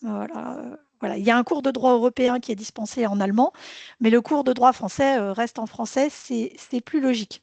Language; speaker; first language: French; native; French